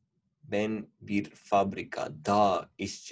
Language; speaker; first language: Turkish; non-native, fluent; Urdu